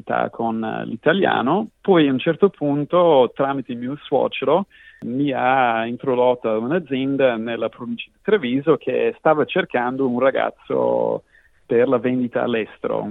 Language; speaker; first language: Italian; non-native, fluent; English